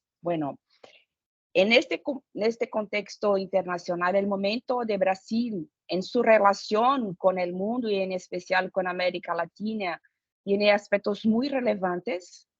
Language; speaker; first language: Spanish; non-native, fluent; Portuguese